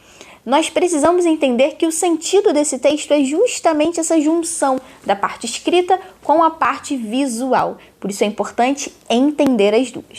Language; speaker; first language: Portuguese; native; Portuguese